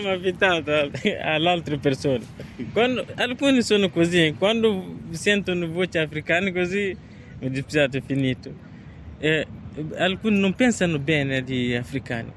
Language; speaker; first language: Italian; non-native, learner; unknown